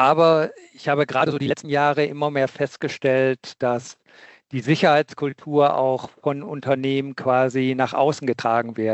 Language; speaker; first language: German; native; German